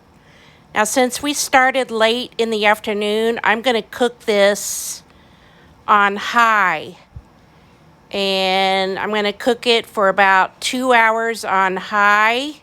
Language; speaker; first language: English; native; English